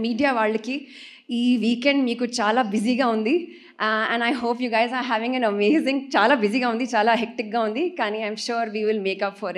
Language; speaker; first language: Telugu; non-native, learner; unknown